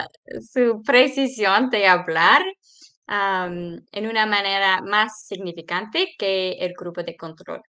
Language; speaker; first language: Spanish; non-native, fluent; English